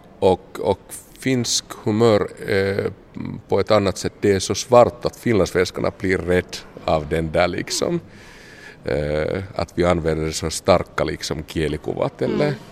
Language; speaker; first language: Swedish; non-native, local second language; Finnish